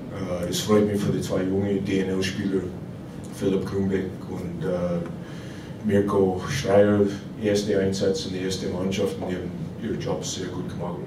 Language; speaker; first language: German; non-native, fluent; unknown